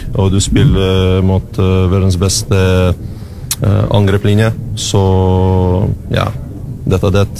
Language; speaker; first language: Norwegian; non-native, learner; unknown